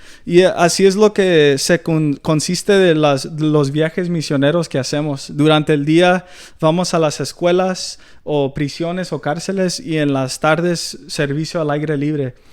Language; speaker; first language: Spanish; early bilingual, heritage; Spanish